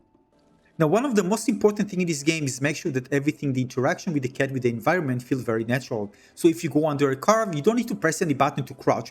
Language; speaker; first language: English; non-native, fluent; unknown